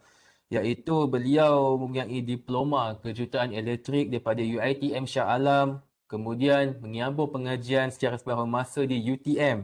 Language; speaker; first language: Malay; native; Malay